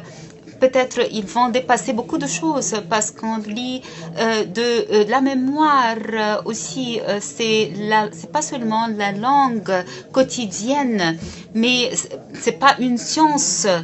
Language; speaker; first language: French; non-native, fluent; Arabic